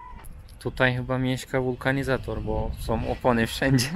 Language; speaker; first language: Polish; non-native, learner; Turkish